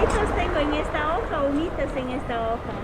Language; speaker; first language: Spanish; native; Spanish